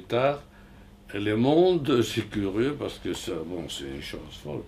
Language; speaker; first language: French; non-native, fluent; Spanish